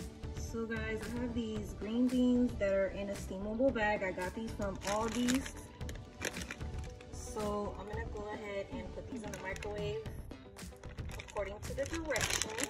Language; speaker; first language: English; native; English